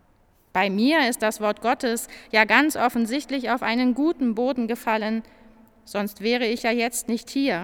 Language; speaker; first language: German; native; German